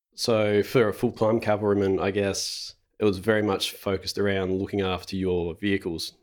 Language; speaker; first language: English; native; English